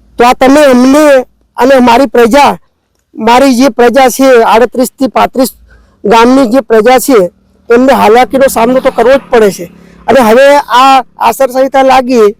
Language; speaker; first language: Gujarati; native; Gujarati